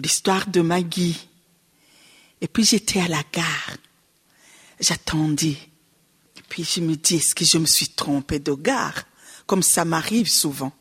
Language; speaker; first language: French; non-native, local second language; Rundi